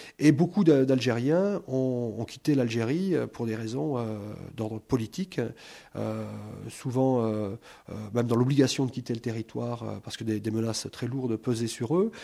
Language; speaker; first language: French; native; French